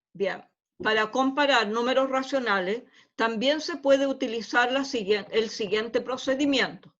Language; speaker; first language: Spanish; native; Spanish